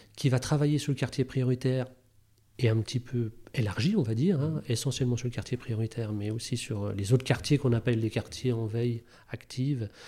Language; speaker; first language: French; native; French